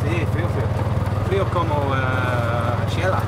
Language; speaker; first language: Spanish; non-native, learner; English